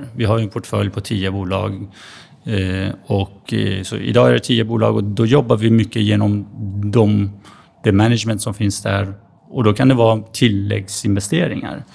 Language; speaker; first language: Swedish; native; Swedish